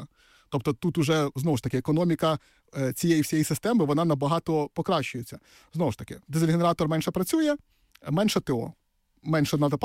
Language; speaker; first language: Ukrainian; native; Ukrainian